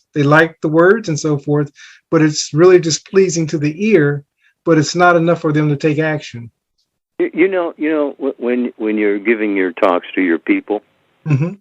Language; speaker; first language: English; native; English